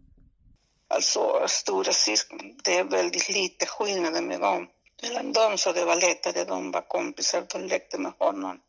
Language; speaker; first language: Swedish; non-native, fluent; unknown